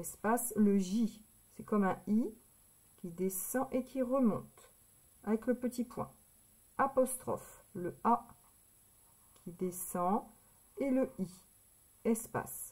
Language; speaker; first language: French; native; French